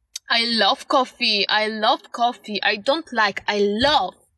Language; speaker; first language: English; non-native, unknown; Polish